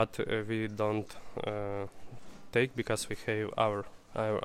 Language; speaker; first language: English; non-native, learner; Russian